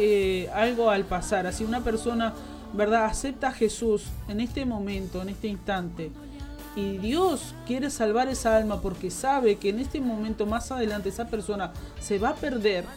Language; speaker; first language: Spanish; native; Spanish